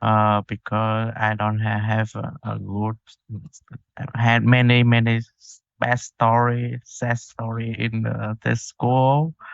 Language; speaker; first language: English; non-native, learner; Vietnamese